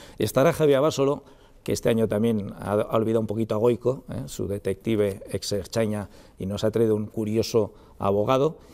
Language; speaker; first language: Spanish; native; Spanish